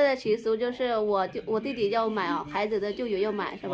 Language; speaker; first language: Chinese; non-native, fluent; Lao